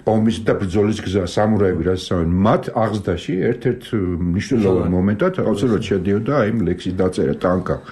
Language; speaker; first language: Georgian; native; Georgian